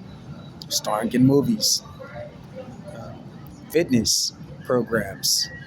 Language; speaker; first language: English; native; English